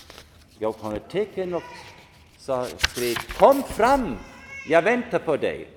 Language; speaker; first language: Swedish; non-native, fluent; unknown